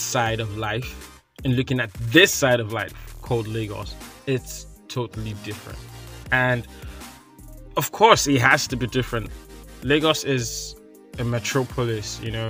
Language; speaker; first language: English; non-native, local second language; Yoruba